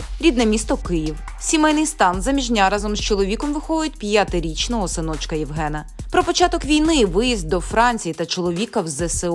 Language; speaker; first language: Ukrainian; native; Ukrainian